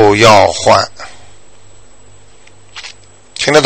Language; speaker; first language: Chinese; native; Chinese